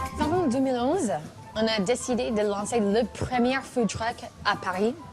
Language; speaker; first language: French; non-native, fluent; English